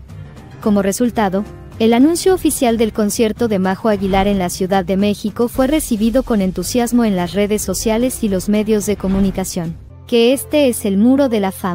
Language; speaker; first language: Spanish; native; Spanish